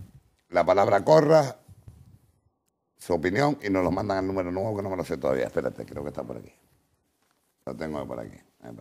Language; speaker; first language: Spanish; native; Spanish